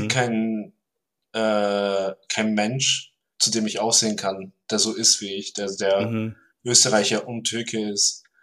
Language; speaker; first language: German; early bilingual, other home language; Turkish